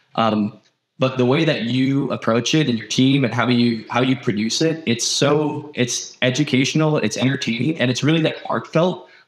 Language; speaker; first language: English; native; English